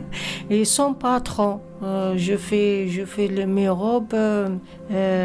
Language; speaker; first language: French; non-native, learner; Arabic